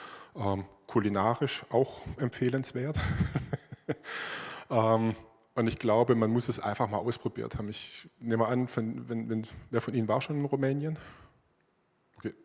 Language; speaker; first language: German; native; German